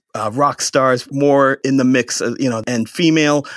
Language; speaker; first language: English; native; English